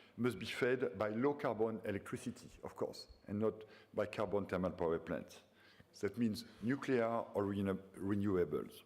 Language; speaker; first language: English; non-native, fluent; French